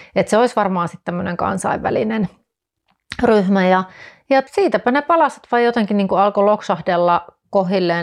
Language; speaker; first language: Finnish; native; Finnish